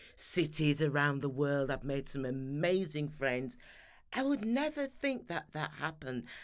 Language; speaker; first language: English; native; English